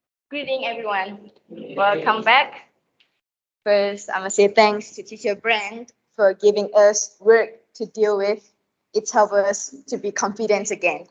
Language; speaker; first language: English; non-native, fluent; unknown